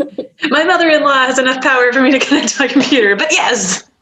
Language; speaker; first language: English; native; English